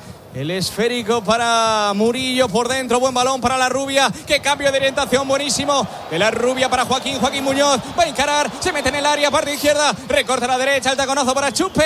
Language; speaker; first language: Spanish; native; Spanish